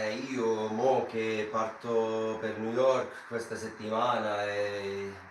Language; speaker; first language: Italian; non-native, fluent; English